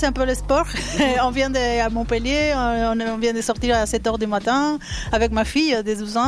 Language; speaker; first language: French; non-native, fluent; Spanish